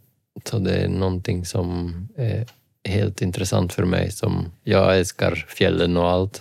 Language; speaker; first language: Swedish; non-native, fluent; Dutch